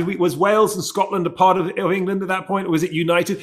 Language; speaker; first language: English; native; English